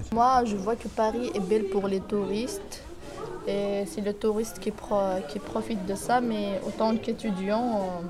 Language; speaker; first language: French; non-native, local second language; Kabyle